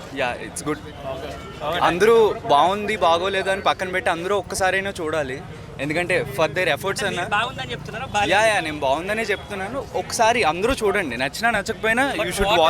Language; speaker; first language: Telugu; native; Telugu